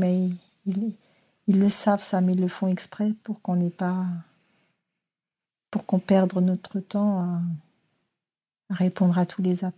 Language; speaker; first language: French; native; French